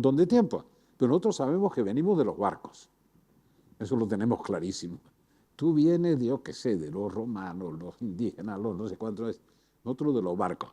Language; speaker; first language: Spanish; native; Spanish